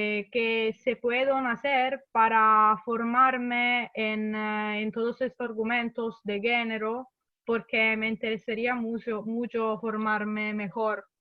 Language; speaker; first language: Spanish; non-native, fluent; Italian